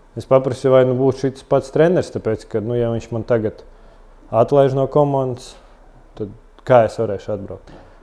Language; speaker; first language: Latvian; non-native, local second language; Russian